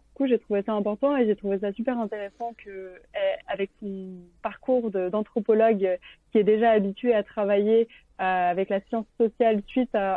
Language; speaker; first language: French; native; French